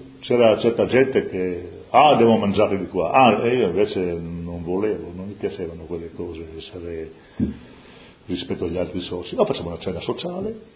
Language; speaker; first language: Italian; non-native, local second language; Friulian